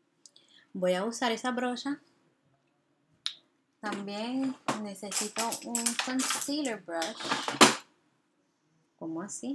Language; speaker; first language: Spanish; early bilingual, heritage; Spanish